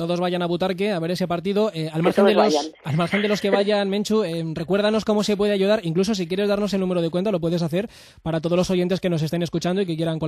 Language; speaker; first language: Spanish; native; Spanish